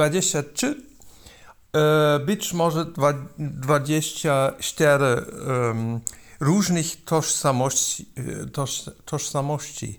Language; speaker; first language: Polish; non-native, learner; German